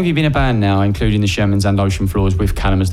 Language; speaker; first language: English; native; English